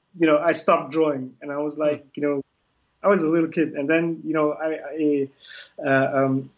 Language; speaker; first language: English; early bilingual, other home language; Kurdish